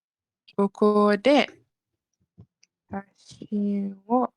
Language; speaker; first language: Japanese; non-native, learner; Malay